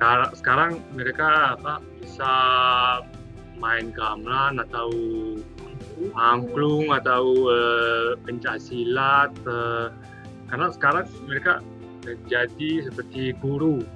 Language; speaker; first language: Indonesian; non-native, learner; French